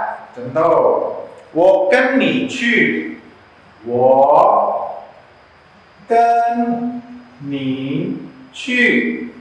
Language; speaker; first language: Chinese; non-native, fluent; Indonesian